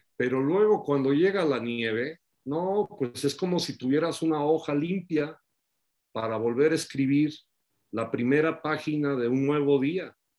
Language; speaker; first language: Spanish; native; Spanish